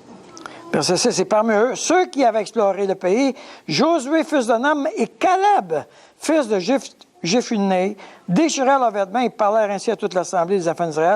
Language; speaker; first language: French; native; French